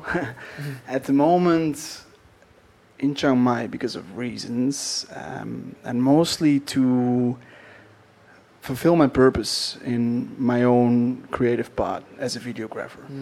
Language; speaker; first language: English; non-native, fluent; Dutch